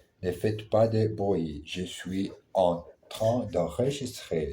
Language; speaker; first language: French; non-native, learner; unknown